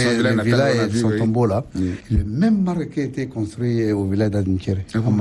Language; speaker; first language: French; non-native, local second language; Arabic